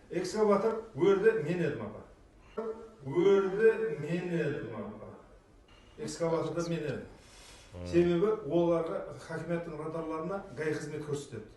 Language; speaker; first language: Uzbek; non-native, local second language; Kara-Kalpak